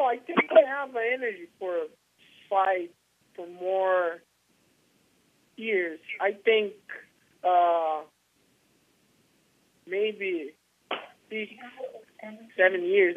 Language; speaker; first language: English; non-native, learner; Portuguese